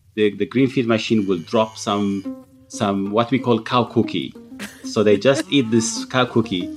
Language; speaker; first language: English; non-native, fluent; Tigrinya